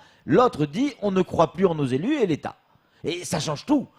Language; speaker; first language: French; native; French